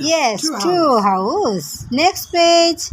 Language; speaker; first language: English; non-native, learner; Bangla